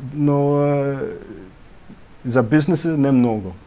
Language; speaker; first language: Bulgarian; non-native, learner; English